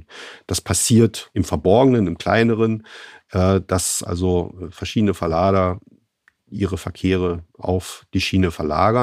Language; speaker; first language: German; native; German